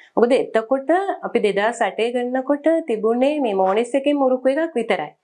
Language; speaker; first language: Sinhala; native; Sinhala